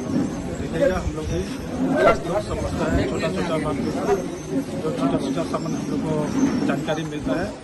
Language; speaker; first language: Hindi; non-native, local second language; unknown